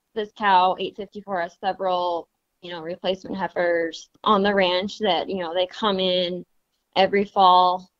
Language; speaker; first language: English; native; English